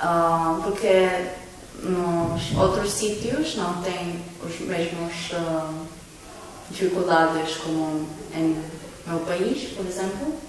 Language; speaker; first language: Portuguese; non-native, learner; Slovenian